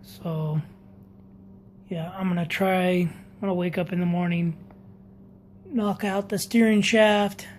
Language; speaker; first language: English; native; English